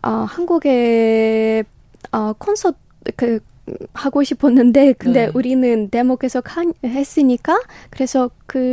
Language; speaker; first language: Korean; non-native, learner; Ukrainian